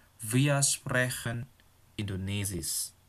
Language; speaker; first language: German; non-native, fluent; Indonesian